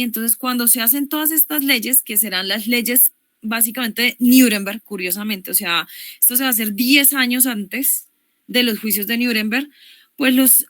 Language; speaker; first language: Spanish; native; Spanish